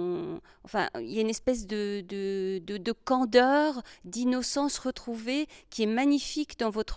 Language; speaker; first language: French; native; French